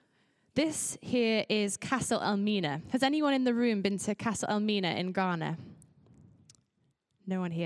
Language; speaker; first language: English; native; English